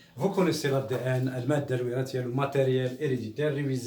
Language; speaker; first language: French; non-native, local second language; Arabic